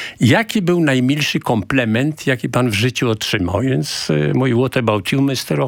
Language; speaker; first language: Polish; native; Polish